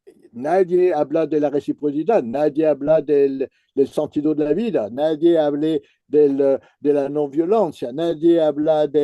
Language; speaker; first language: Spanish; non-native, fluent; French